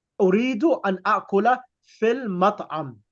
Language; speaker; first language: Arabic; non-native, fluent; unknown